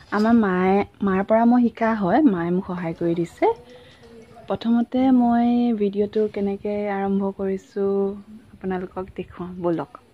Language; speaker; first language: Assamese; non-native, local second language; Mising